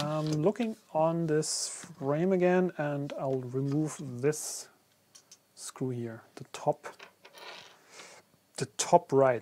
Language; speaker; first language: English; non-native, fluent; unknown